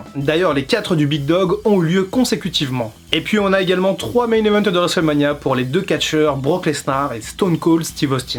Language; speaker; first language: French; native; French